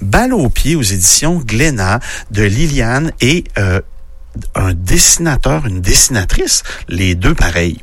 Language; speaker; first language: French; native; French